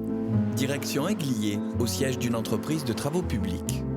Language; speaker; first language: French; native; French